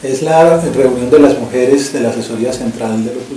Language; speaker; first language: Spanish; native; Spanish